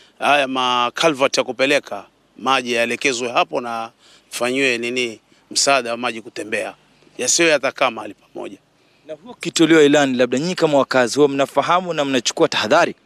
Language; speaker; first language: Swahili; native; Swahili